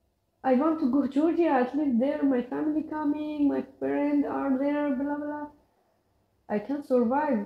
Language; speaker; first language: English; non-native, learner; Persian